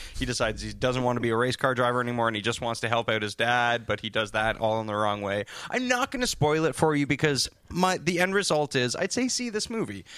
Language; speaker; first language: English; native; English